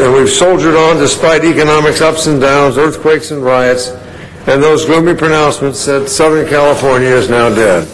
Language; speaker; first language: English; native; English